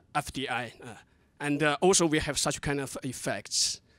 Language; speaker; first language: English; non-native, fluent; Chinese